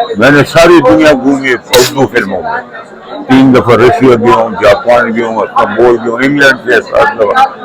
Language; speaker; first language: Urdu; non-native, local second language; Pashto